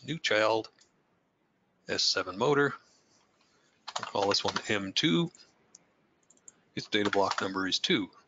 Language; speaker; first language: English; native; English